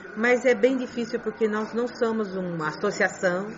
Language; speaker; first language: Portuguese; non-native, fluent; Chinese